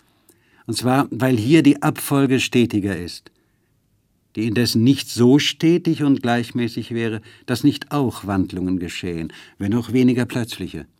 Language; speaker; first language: German; native; German